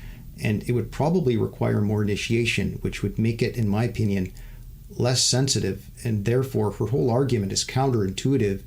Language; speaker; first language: English; native; English